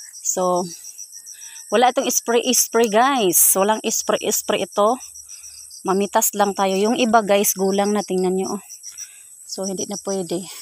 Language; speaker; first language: Filipino; non-native, local second language; Cebuano